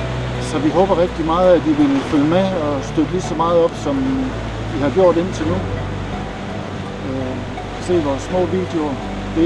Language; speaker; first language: Danish; native; Danish